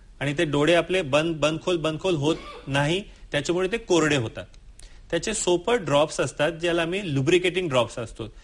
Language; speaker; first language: Marathi; non-native, local second language; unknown